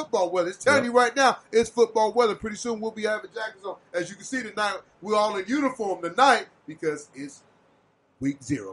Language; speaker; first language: English; native; English